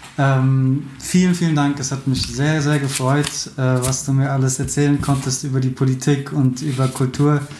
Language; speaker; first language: German; native; German